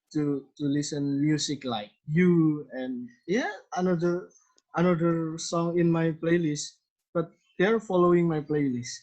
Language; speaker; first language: English; non-native, learner; Indonesian